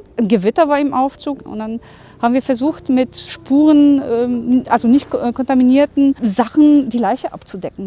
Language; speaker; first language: German; native; German